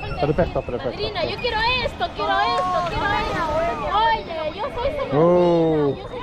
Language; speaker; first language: Spanish; non-native, learner; Korean